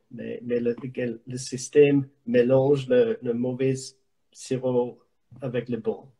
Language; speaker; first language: French; non-native, learner; English